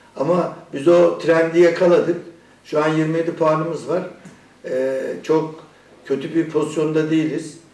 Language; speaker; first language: Turkish; non-native, fluent; Persian